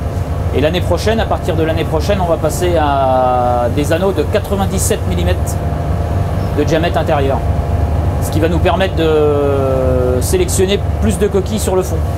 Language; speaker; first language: French; native; French